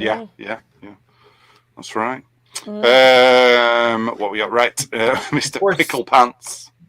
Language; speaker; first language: English; native; English